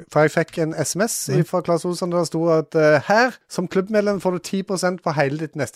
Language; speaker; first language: Norwegian; native; Norwegian